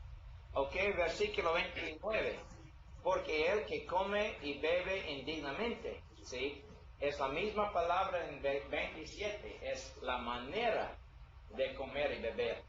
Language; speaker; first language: Spanish; non-native, learner; English